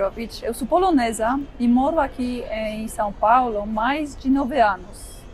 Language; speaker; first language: Portuguese; non-native, fluent; Polish